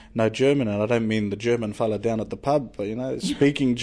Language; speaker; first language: English; native; English